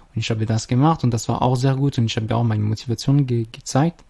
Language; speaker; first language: German; non-native, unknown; French